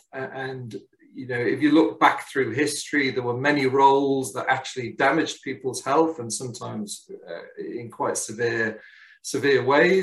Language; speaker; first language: English; native; English